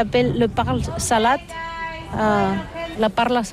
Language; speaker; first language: French; non-native, learner; Catalan